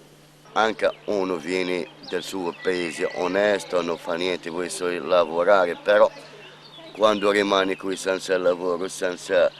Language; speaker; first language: Italian; non-native, fluent; Armenian